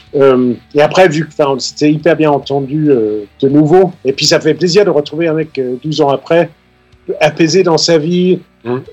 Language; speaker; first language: French; non-native, fluent; Danish